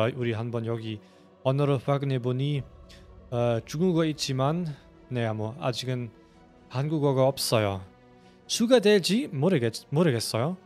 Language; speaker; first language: Korean; non-native, fluent; German